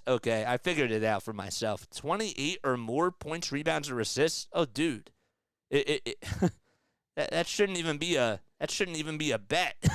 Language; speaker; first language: English; native; English